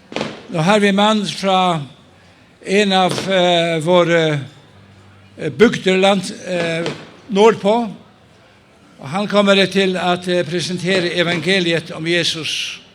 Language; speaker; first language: Norwegian; non-native, fluent; Faroese